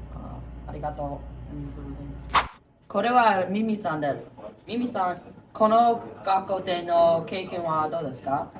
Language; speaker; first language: Japanese; non-native, learner; English